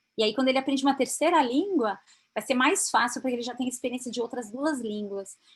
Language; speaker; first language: Portuguese; native; Portuguese